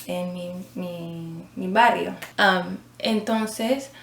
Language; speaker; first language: Spanish; non-native, fluent; English